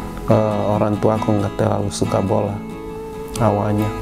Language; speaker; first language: Indonesian; non-native, fluent; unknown